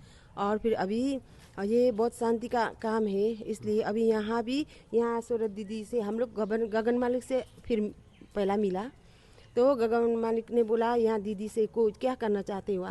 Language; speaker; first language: Hindi; non-native, learner; Nepali